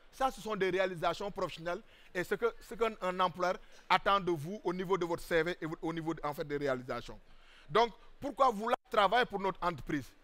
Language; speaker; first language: French; non-native, local second language; Wolof